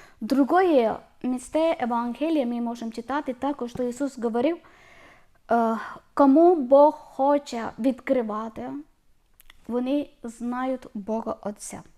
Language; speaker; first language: Ukrainian; non-native, learner; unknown